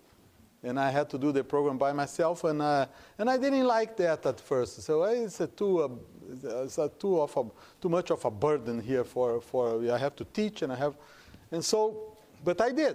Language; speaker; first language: English; non-native, fluent; Portuguese